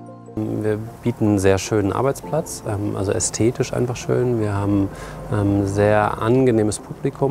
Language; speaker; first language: German; native; German